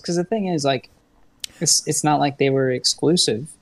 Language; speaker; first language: English; native; English